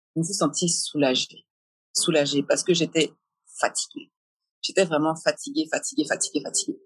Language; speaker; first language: French; native; French